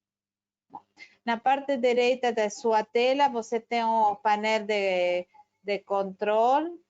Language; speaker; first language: Portuguese; non-native, fluent; Spanish